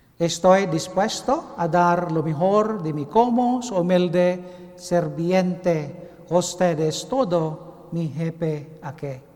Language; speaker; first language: Spanish; non-native, learner; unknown